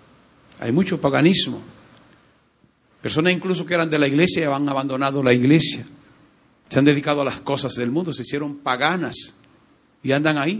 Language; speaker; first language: Spanish; native; Spanish